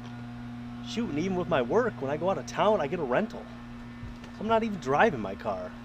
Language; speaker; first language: English; native; English